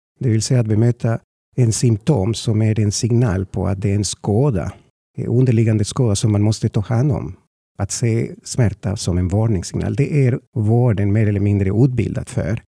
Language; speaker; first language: Swedish; non-native, fluent; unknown